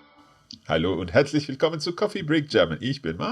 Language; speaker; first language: German; non-native, fluent; English